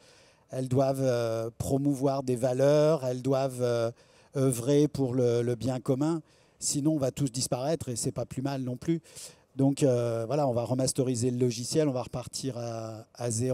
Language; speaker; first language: French; native; French